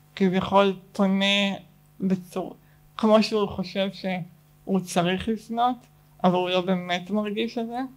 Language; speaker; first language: Hebrew; native; Hebrew